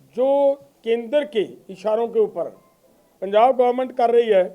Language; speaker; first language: Hindi; non-native, local second language; Punjabi